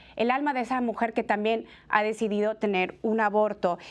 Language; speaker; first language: Spanish; native; Spanish